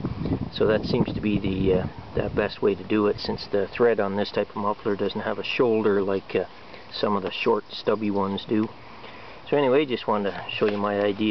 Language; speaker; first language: English; native; English